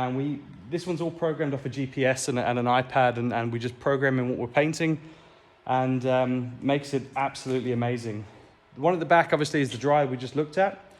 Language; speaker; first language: English; native; English